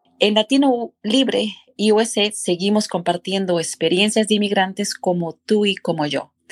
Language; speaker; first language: Spanish; native; Spanish